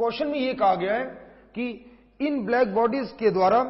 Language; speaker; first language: Hindi; native; Hindi